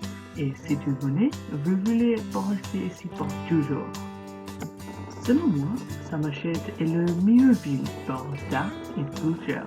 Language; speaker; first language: French; non-native, learner; English